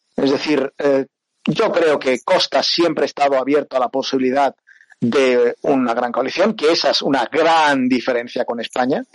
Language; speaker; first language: Spanish; early bilingual, other home language; Portuguese